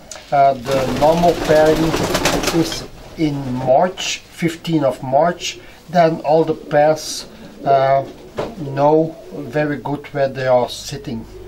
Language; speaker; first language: English; non-native, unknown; Dutch